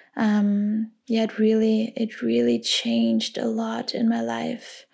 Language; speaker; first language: English; non-native, fluent; German